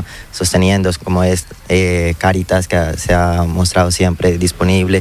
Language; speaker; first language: Spanish; native; Spanish